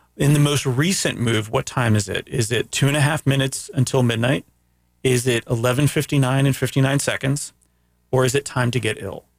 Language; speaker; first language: English; early bilingual, other home language; Greek